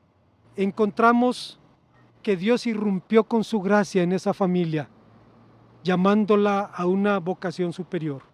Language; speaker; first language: Spanish; native; Spanish